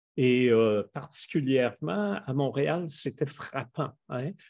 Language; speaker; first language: French; native; French